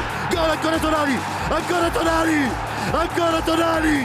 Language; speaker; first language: Italian; native; Italian